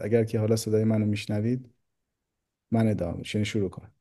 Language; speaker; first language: Persian; native; Persian